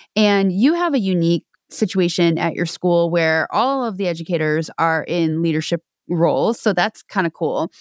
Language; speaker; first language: English; native; English